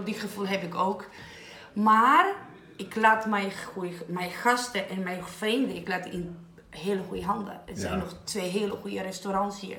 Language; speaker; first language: Dutch; non-native, fluent; Greek